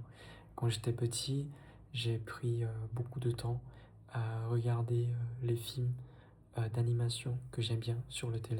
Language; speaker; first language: French; non-native, fluent; Vietnamese